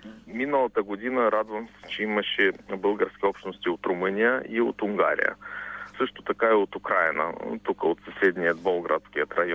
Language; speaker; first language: Bulgarian; early bilingual, heritage; Bulgarian